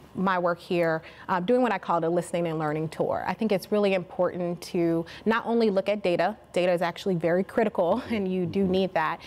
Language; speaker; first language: English; native; English